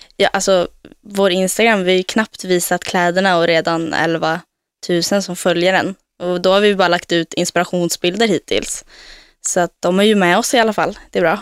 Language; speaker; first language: Swedish; native; Swedish